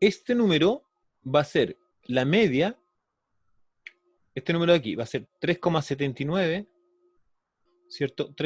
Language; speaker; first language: Spanish; native; Spanish